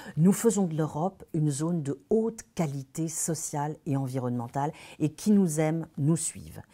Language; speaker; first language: French; native; French